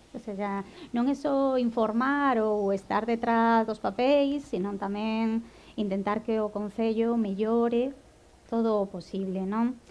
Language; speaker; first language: Galician; non-native, local second language; Spanish